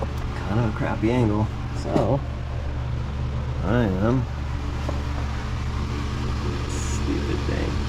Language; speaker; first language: English; native; English